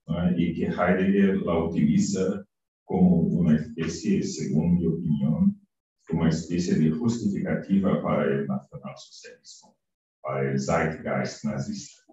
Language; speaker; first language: Spanish; non-native, fluent; Portuguese